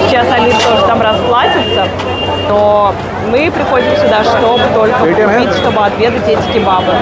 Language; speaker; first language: Russian; native; Russian